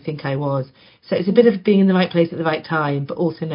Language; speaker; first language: English; native; English